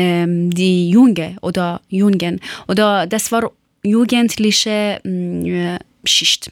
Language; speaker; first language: German; non-native, fluent; Persian